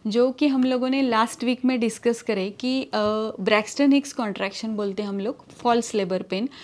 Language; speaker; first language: Hindi; non-native, local second language; Marathi